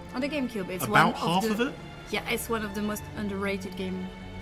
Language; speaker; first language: English; non-native, fluent; French